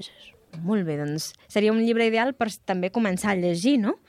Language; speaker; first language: Catalan; native; Catalan